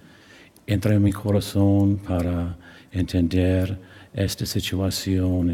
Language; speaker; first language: Spanish; non-native, learner; English